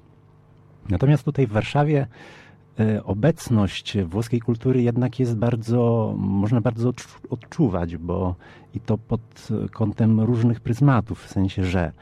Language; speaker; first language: Polish; early bilingual, heritage; Polish